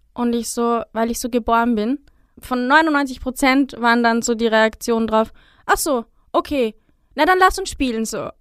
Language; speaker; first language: German; native; German